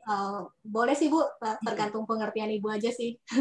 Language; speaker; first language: Indonesian; native; Indonesian